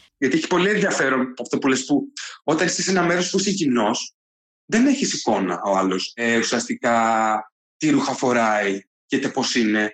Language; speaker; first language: Greek; native; Greek